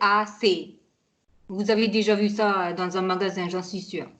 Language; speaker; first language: French; non-native, fluent; Hungarian